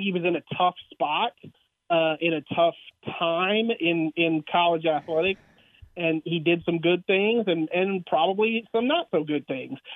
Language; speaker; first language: English; native; English